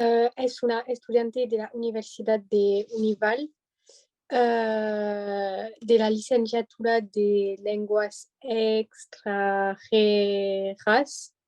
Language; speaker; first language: Spanish; non-native, learner; French